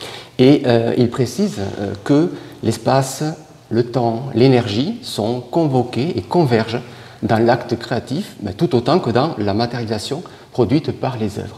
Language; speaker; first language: French; native; French